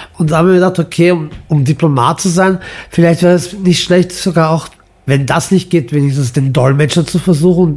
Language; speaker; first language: German; early bilingual, other home language; Croatian